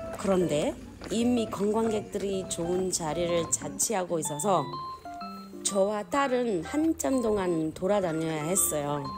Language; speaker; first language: Korean; non-native, fluent; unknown